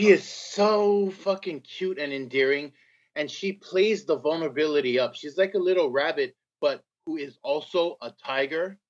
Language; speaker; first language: English; native; English